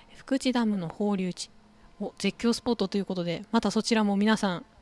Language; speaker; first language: Japanese; native; Japanese